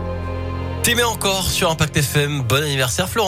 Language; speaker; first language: French; native; French